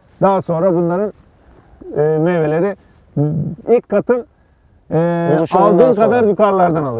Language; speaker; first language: Turkish; native; Turkish